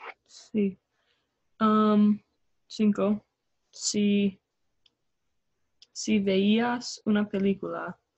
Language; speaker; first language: Spanish; non-native, learner; English